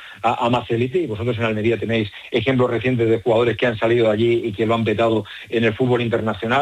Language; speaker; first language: Spanish; native; Spanish